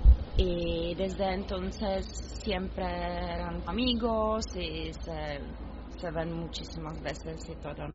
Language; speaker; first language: Spanish; non-native, learner; Czech